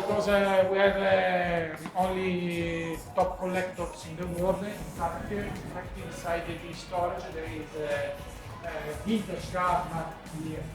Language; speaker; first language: English; non-native, learner; Italian